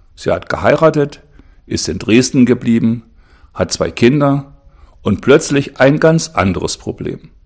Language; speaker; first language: German; native; German